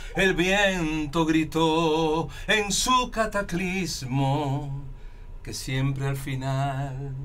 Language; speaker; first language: Spanish; native; Spanish